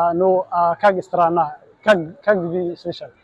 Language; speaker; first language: Russian; non-native, learner; Somali